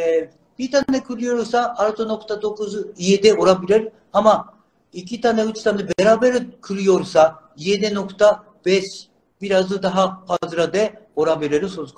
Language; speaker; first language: Turkish; non-native, learner; Japanese